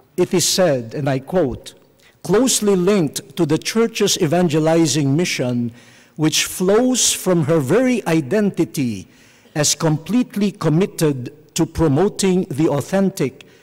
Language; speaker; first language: English; non-native, local second language; Filipino